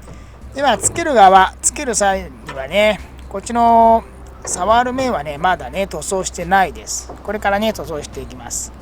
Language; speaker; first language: Japanese; native; Japanese